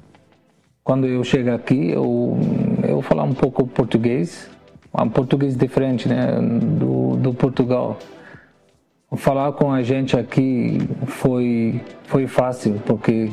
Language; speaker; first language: Portuguese; non-native, learner; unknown